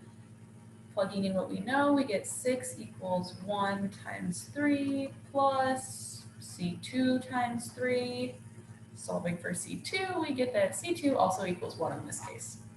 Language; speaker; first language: English; native; English